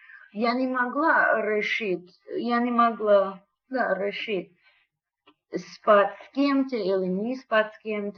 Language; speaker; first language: Russian; non-native, learner; English